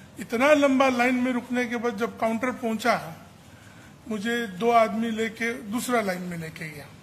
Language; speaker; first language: Hindi; non-native, local second language; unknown